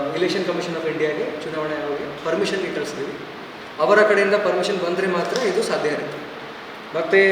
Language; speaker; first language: Kannada; non-native, fluent; Odia